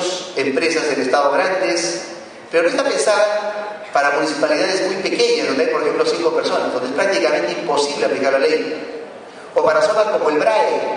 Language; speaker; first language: Spanish; native; Spanish